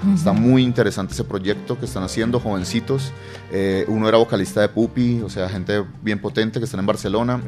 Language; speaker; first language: Spanish; native; Spanish